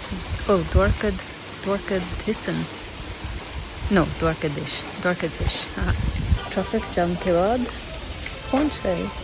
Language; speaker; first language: Hindi; non-native, learner; English